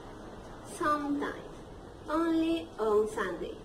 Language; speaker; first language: English; non-native, learner; Spanish